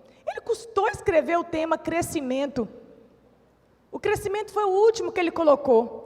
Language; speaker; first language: Portuguese; native; Portuguese